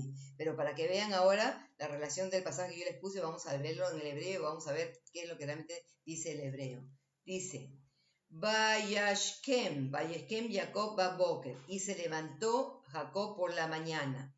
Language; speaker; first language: Spanish; native; Spanish